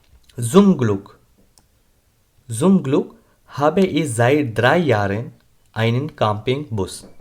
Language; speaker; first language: German; non-native, learner; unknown